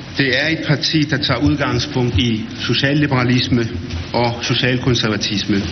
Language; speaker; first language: Danish; early bilingual, other home language; Arabic